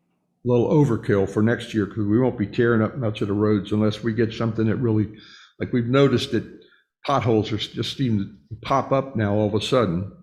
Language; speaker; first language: English; native; English